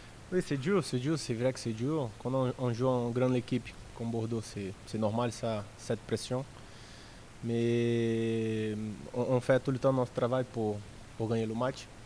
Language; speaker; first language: French; non-native, learner; Portuguese